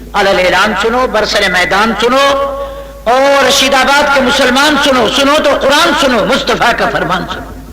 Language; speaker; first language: Urdu; non-native, local second language; Saraiki